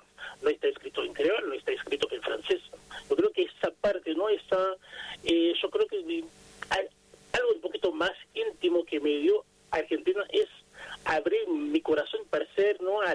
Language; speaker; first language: Spanish; non-native, fluent; Haitian Creole